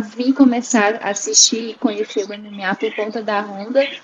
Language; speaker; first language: Portuguese; native; Portuguese